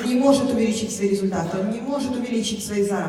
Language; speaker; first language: Russian; native; Russian